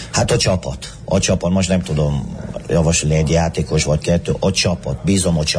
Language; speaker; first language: Hungarian; non-native, learner; Romanian